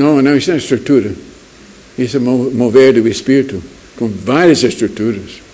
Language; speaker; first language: Portuguese; non-native, fluent; English